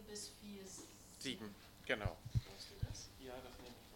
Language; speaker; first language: German; native; German